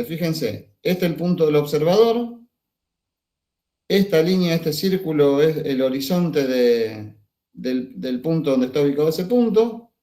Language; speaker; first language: Spanish; native; Spanish